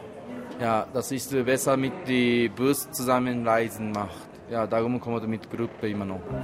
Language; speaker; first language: German; non-native, learner; Japanese